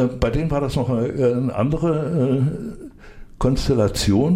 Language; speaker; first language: German; native; German